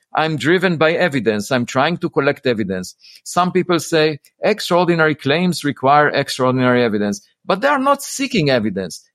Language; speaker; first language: English; non-native, fluent; Hebrew